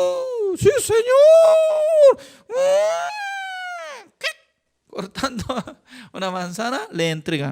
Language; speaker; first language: Spanish; non-native, fluent; Korean